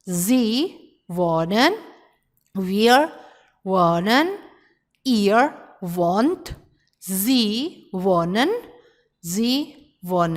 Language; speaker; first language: German; non-native, fluent; Indonesian